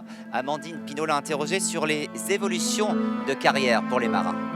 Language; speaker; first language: French; native; French